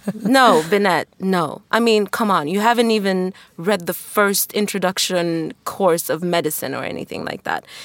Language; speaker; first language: English; non-native, fluent; Wolof